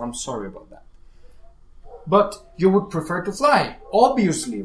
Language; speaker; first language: English; non-native, fluent; Spanish